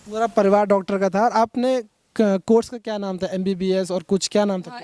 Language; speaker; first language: Hindi; native; Hindi